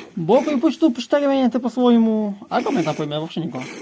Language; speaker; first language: Ukrainian; native; Ukrainian